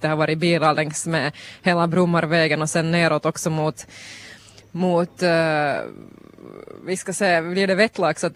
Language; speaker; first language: Swedish; native; Swedish